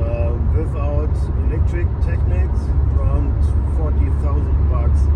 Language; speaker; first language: English; non-native, learner; German